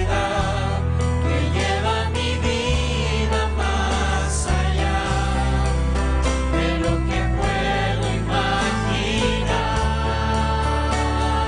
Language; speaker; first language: Spanish; native; Spanish